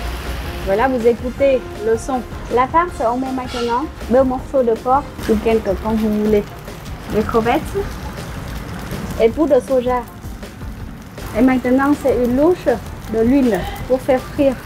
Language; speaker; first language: French; non-native, fluent; Vietnamese